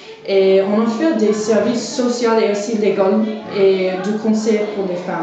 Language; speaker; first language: French; non-native, fluent; English